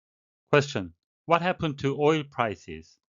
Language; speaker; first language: English; non-native, fluent; Korean